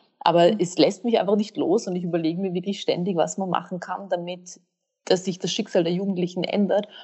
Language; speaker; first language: German; early bilingual, other home language; Bosnian